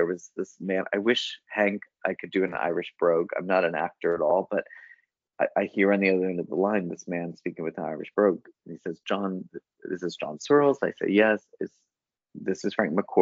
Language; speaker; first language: English; native; English